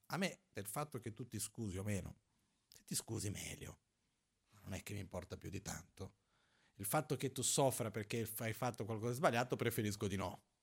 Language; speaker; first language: Italian; non-native, fluent; Portuguese